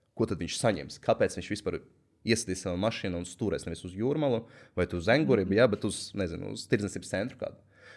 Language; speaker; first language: Latvian; native; Latvian